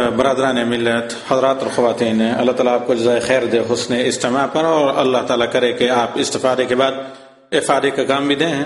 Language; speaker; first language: Urdu; native; Urdu